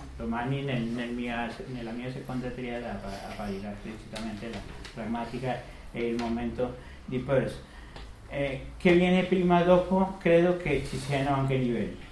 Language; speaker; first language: Italian; non-native, fluent; Spanish